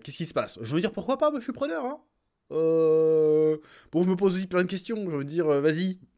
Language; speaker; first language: French; native; French